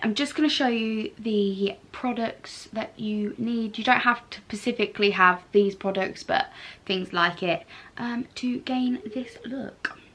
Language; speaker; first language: English; native; English